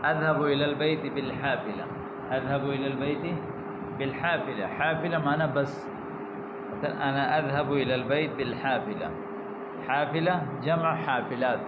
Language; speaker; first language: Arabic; non-native, fluent; Urdu